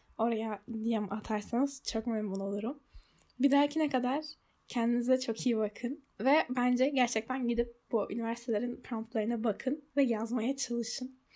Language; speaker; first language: Turkish; early bilingual, heritage; Turkish